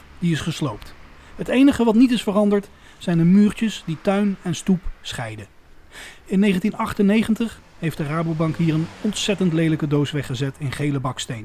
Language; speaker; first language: Dutch; native; Dutch